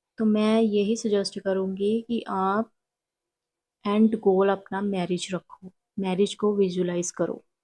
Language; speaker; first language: Hindi; non-native, local second language; Punjabi